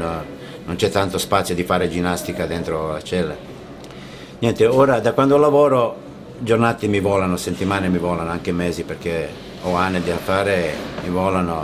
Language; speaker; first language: Italian; non-native, fluent; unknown